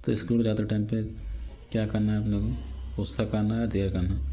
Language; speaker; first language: Hindi; non-native, local second language; Telugu